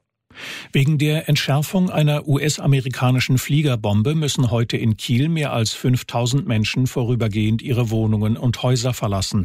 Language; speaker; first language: German; native; German